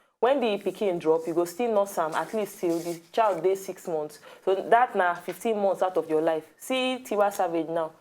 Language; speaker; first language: Nigerian Pidgin; native; Nigerian Pidgin